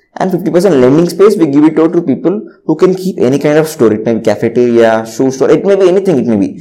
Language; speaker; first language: English; non-native, local second language; Telugu